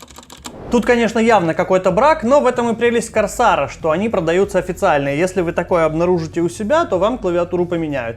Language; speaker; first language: Russian; native; Russian